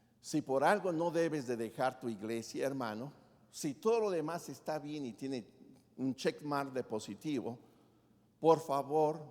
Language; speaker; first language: Spanish; native; Spanish